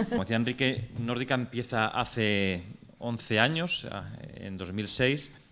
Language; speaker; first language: Spanish; native; Spanish